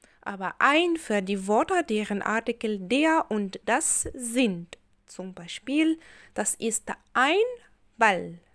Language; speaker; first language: German; non-native, fluent; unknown